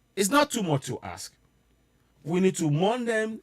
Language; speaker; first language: English; non-native, local second language; Yoruba